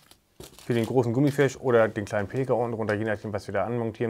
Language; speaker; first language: German; native; German